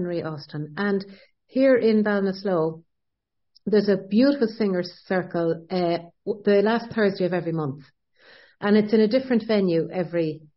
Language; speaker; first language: English; native; English